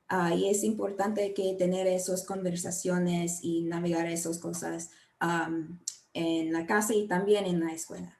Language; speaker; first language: Spanish; non-native, learner; English